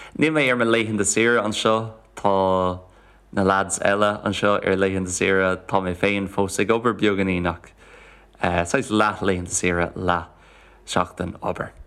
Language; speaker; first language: Irish; non-native, local second language; English